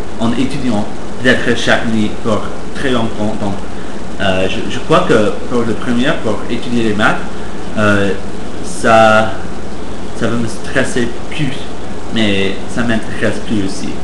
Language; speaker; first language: French; non-native, fluent; English